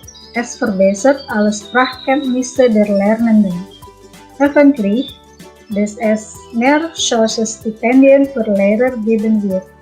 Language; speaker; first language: German; non-native, learner; Indonesian